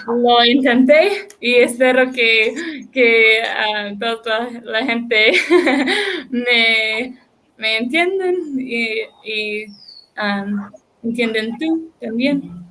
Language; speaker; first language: Spanish; non-native, learner; English